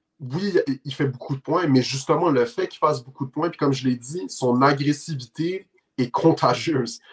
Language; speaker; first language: French; native; French